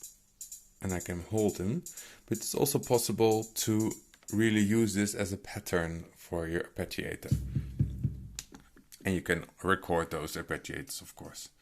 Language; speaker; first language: English; non-native, fluent; Dutch